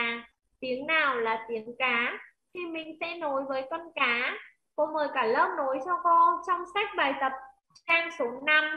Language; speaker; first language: Vietnamese; native; Vietnamese